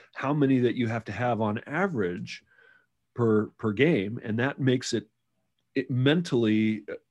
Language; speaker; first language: English; native; English